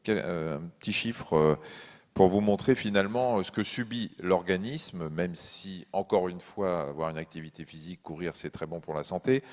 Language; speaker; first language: French; native; French